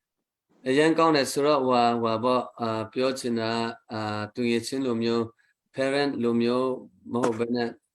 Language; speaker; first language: Burmese; non-native, local second language; Hakha Chin